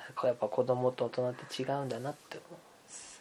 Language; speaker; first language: Japanese; native; Japanese